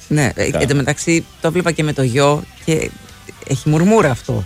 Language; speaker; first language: Greek; native; Greek